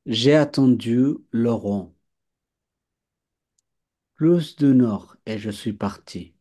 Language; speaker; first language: French; non-native, fluent; Bangla